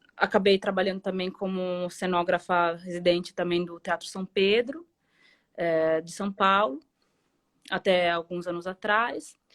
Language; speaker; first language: Portuguese; non-native, fluent; Italian